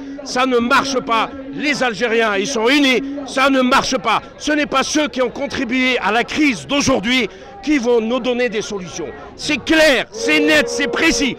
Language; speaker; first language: French; non-native, local second language; Arabic